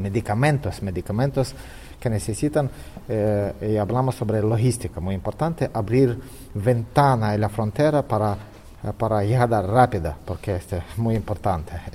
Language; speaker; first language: Spanish; non-native, learner; Ukrainian